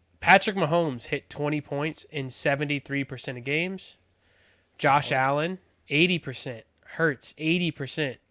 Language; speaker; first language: English; native; English